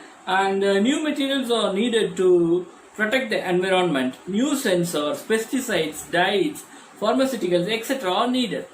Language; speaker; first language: English; non-native, local second language; Tamil